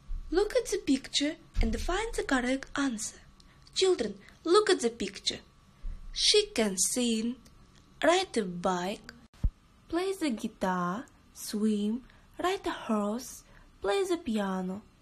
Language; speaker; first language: English; non-native, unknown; Kazakh